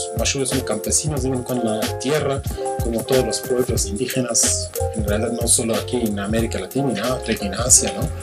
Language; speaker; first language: Spanish; non-native, learner; Kurdish